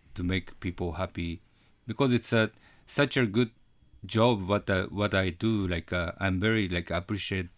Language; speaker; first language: English; non-native, learner; Japanese